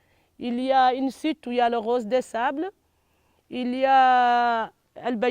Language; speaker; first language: French; non-native, local second language; Arabic